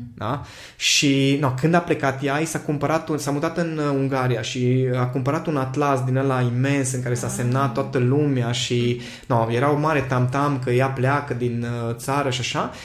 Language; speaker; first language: Romanian; non-native, local second language; Hungarian